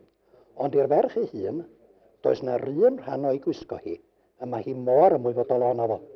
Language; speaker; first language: Welsh; native; Welsh